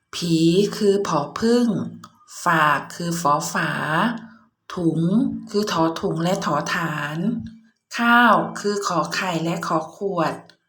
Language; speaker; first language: Thai; native; Thai